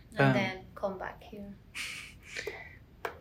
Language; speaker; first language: English; non-native, learner; Spanish